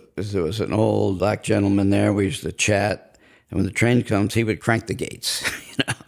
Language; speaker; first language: English; native; English